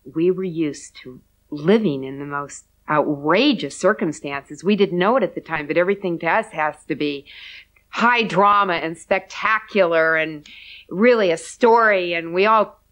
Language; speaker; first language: English; native; English